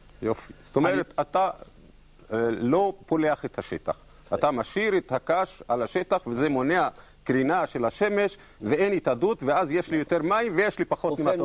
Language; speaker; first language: Hebrew; non-native, local second language; Arabic